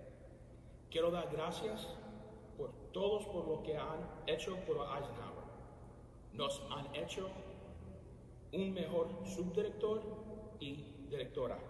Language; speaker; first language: Spanish; early bilingual, other home language; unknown